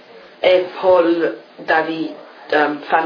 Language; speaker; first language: French; non-native, learner; English